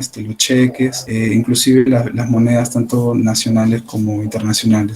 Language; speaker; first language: Spanish; native; Spanish